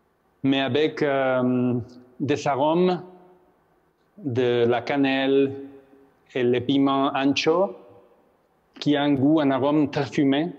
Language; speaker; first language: French; non-native, fluent; Spanish